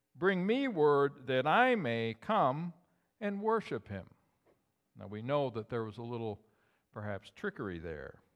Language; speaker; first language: English; native; English